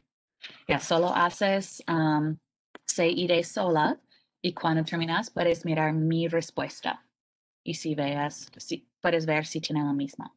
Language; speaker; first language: Spanish; non-native, learner; English